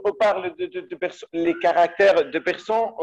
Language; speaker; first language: French; non-native, learner; Arabic